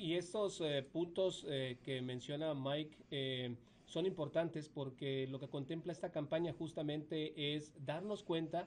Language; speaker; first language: Spanish; native; Spanish